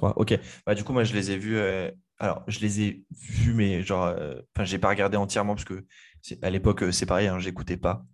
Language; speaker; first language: French; native; French